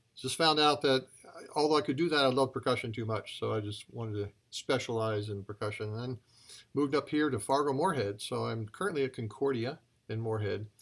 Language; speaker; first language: English; native; English